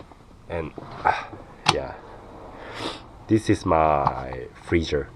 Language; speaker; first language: English; non-native, learner; Korean